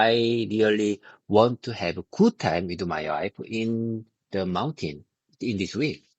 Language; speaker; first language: English; non-native, learner; Korean